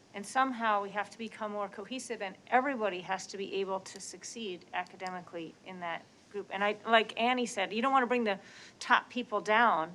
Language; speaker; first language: English; native; English